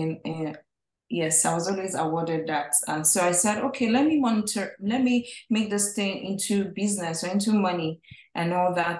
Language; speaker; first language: English; non-native, local second language; Igbo